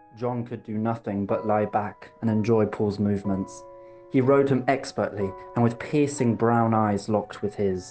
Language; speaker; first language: English; native; English